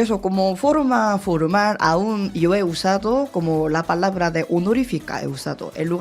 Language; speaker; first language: Spanish; non-native, learner; Korean